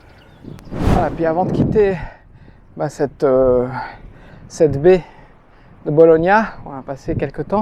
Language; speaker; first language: French; native; French